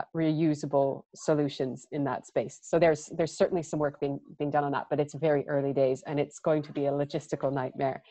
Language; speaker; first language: English; native; English